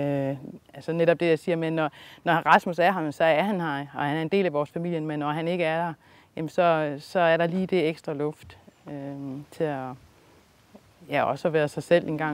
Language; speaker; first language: Danish; native; Danish